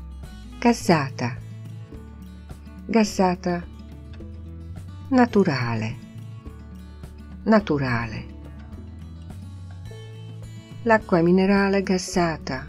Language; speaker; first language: Italian; non-native, fluent; Polish